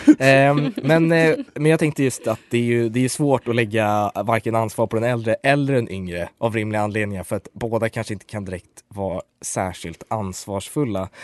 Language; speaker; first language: Swedish; native; Swedish